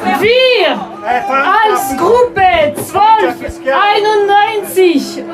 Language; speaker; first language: German; non-native, local second language; French